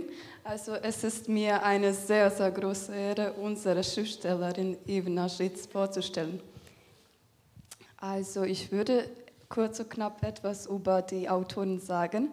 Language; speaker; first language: German; non-native, fluent; Serbian